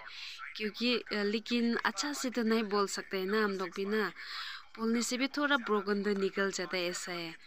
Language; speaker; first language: Hindi; non-native, local second language; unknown